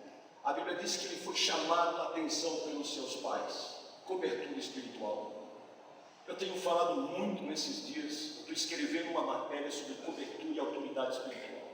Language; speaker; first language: Portuguese; native; Portuguese